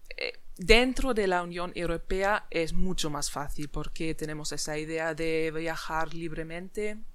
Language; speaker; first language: Spanish; non-native, fluent; German